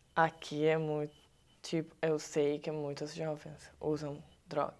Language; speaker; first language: Portuguese; non-native, learner; Italian